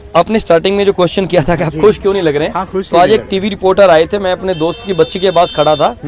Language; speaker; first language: Hindi; native; Hindi